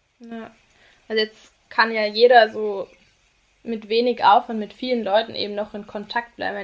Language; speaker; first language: German; native; German